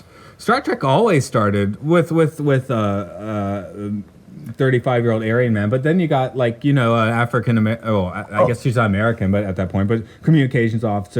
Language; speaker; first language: English; native; English